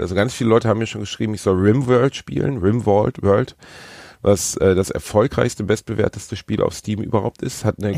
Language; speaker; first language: German; native; German